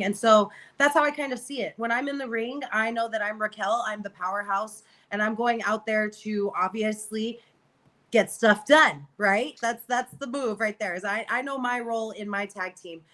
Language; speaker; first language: English; native; English